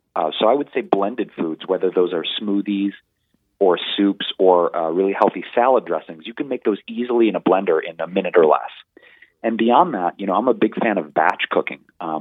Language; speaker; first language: English; native; English